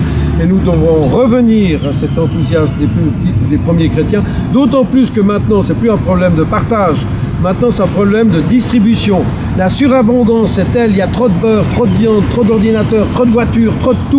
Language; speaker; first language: French; native; French